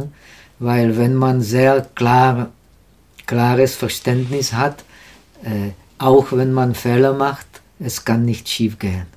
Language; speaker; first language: German; non-native, learner; Czech